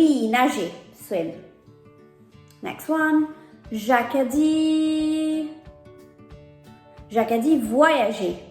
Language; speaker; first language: French; non-native, fluent; English